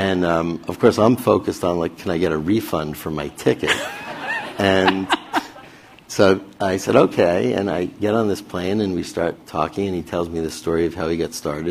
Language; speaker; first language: English; native; English